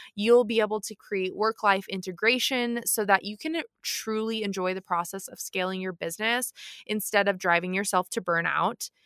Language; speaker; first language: English; native; English